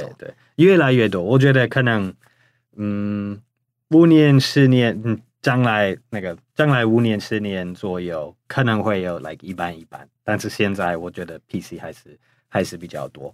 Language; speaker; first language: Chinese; non-native, fluent; English